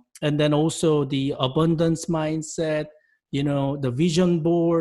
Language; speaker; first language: English; non-native, fluent; Korean